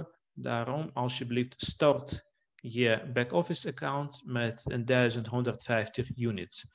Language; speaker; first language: Dutch; non-native, fluent; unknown